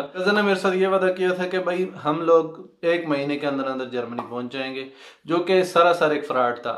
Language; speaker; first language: Hindi; non-native, local second language; Punjabi